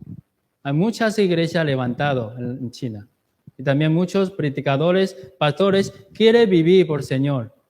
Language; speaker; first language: Spanish; non-native, learner; Chinese